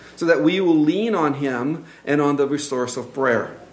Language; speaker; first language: English; non-native, fluent; Portuguese